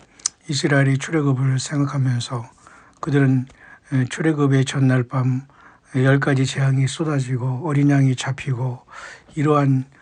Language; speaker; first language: Korean; native; Korean